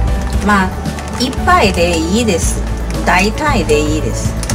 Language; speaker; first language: Japanese; non-native, learner; Chinese